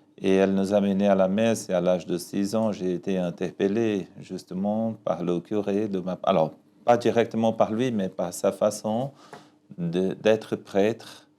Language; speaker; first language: French; non-native, fluent; Portuguese